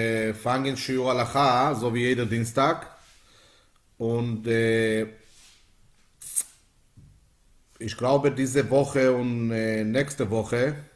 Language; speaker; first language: German; non-native, fluent; Yiddish